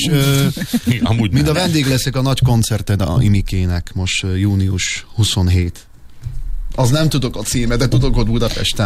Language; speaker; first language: Hungarian; non-native, fluent; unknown